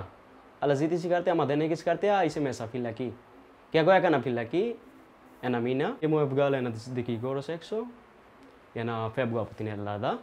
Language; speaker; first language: Greek; non-native, learner; Bangla